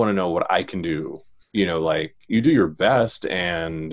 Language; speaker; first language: English; native; English